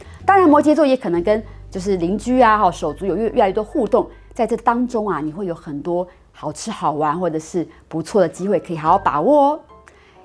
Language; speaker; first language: Chinese; native; Chinese